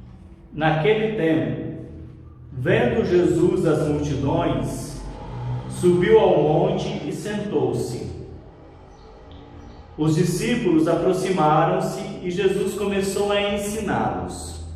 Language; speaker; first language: Portuguese; native; Portuguese